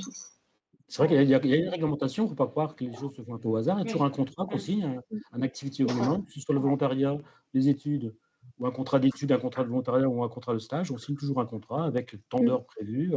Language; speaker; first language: French; native; French